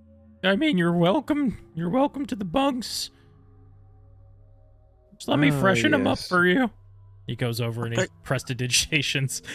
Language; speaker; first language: English; native; English